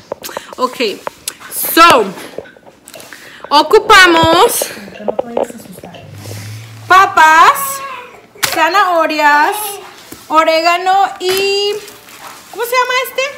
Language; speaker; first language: Spanish; early bilingual, heritage; Spanish